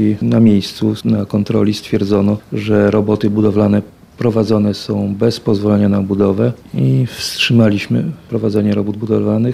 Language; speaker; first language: Polish; native; Polish